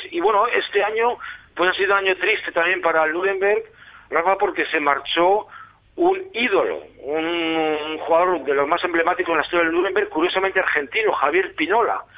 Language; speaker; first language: Spanish; non-native, fluent; German